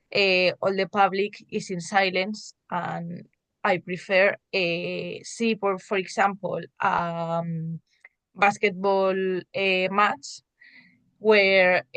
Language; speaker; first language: English; non-native, learner; Spanish